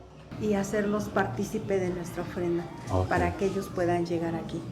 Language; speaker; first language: Spanish; native; Spanish